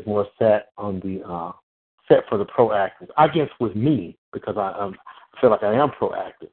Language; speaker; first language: English; native; English